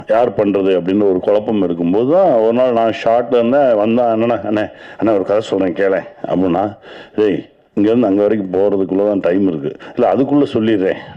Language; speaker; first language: Tamil; native; Tamil